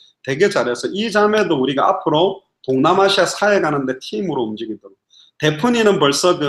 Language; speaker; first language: Korean; native; Korean